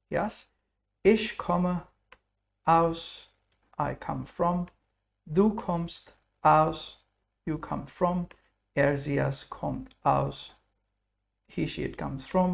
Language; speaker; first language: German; non-native, fluent; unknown